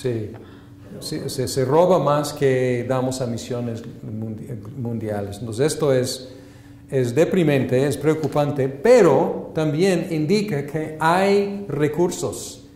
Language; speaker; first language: Spanish; non-native, fluent; English